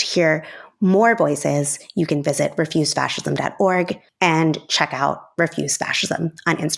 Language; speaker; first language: English; native; English